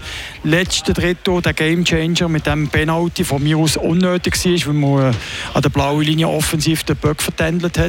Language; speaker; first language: German; native; German